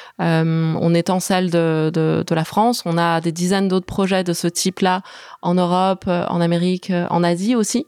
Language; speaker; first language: French; early bilingual, other home language; Chinese